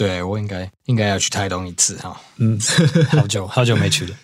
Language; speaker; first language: Chinese; non-native, fluent; English